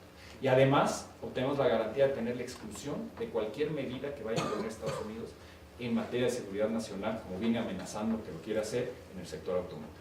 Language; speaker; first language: Spanish; native; Spanish